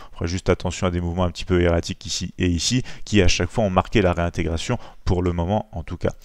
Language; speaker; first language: French; native; French